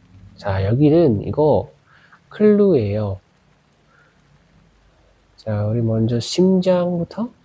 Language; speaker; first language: Korean; non-native, learner; Indonesian